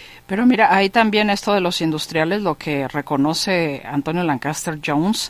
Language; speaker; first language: Spanish; native; Spanish